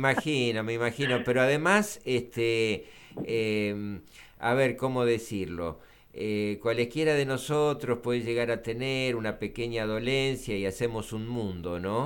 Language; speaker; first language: Spanish; native; Spanish